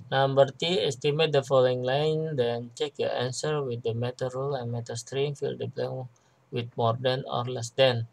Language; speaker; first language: English; non-native, learner; Indonesian